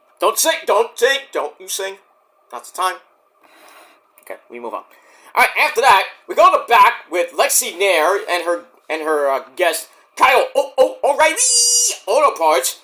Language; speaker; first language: English; native; English